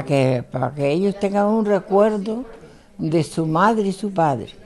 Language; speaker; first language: Spanish; native; Spanish